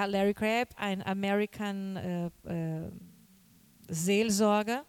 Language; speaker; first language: German; non-native, learner; Portuguese